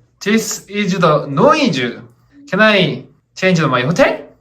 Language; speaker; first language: English; non-native, learner; Korean